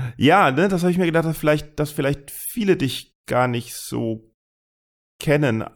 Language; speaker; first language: German; native; German